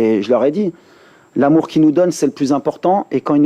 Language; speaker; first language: French; native; French